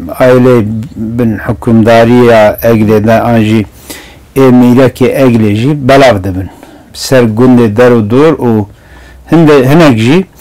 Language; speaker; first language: Kurdish; non-native, local second language; Zaza